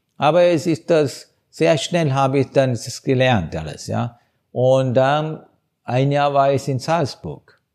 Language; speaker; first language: German; non-native, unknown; Sinhala